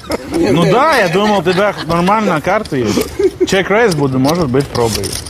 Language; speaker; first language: Russian; non-native, learner; Lithuanian